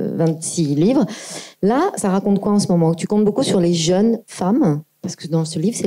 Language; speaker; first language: French; native; French